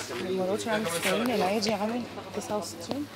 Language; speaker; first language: Arabic; native; Arabic